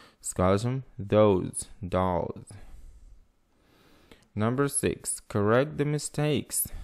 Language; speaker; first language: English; non-native, fluent; Russian